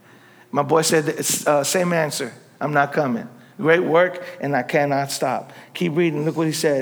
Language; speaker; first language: English; native; English